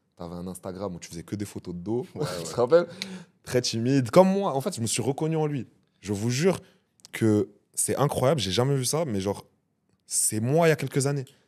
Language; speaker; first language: French; native; French